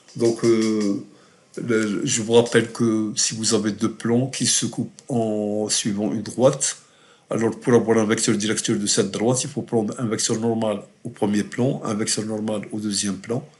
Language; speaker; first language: French; non-native, local second language; Arabic